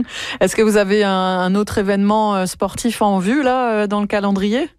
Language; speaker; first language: French; native; French